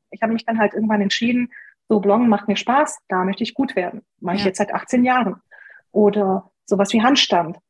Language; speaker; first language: German; early bilingual, other home language; Hungarian